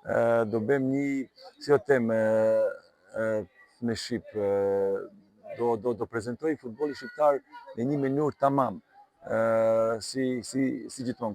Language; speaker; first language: Albanian; non-native, learner; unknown